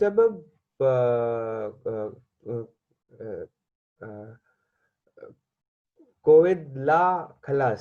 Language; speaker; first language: Arabic; non-native, learner; Hindi